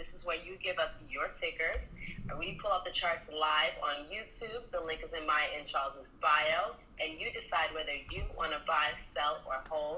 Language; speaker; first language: English; native; English